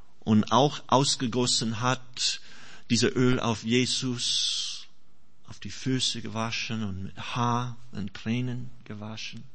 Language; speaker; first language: German; non-native, fluent; English